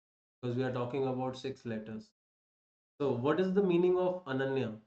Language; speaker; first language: English; non-native, local second language; Hindi